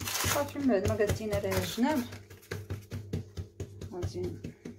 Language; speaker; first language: Arabic; native; Arabic